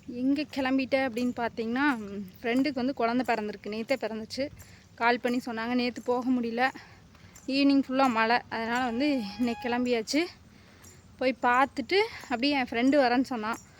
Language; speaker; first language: Tamil; native; Tamil